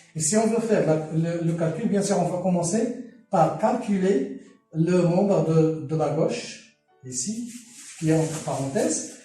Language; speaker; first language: French; non-native, local second language; Arabic